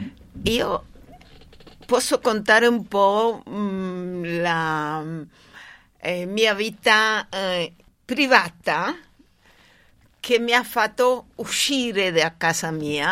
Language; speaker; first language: Italian; non-native, fluent; Spanish